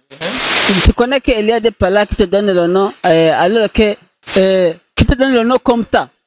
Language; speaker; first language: French; non-native, local second language; Rundi